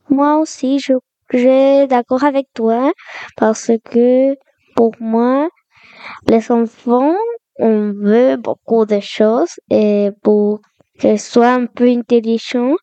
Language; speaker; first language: French; non-native, learner; Spanish